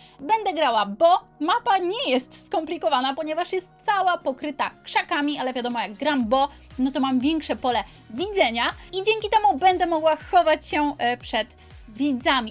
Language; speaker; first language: Polish; native; Polish